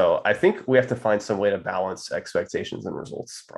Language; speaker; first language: English; native; English